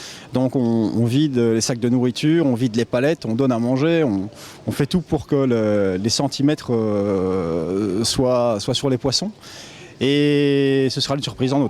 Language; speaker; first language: French; native; French